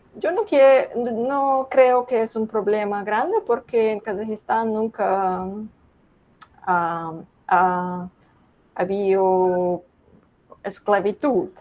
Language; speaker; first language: Spanish; non-native, learner; Russian